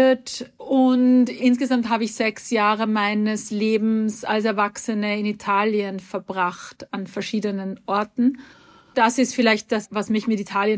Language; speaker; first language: German; native; German